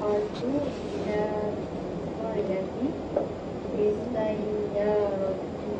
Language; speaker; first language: Arabic; non-native, learner; Malay